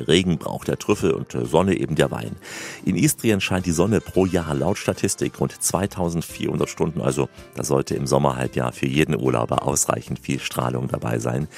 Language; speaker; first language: German; native; German